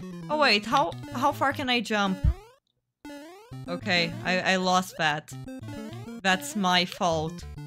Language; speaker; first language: English; non-native, fluent; Portuguese